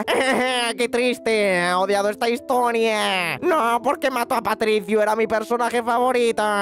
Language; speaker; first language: Spanish; native; Spanish